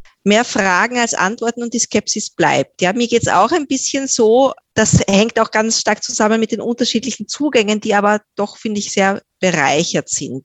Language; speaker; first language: German; native; German